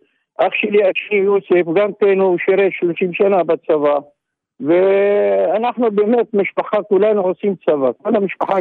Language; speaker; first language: Hebrew; non-native, local second language; Arabic